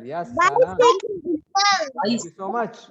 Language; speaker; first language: English; non-native, learner; Arabic